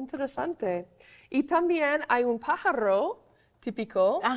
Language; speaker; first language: Spanish; non-native, fluent; English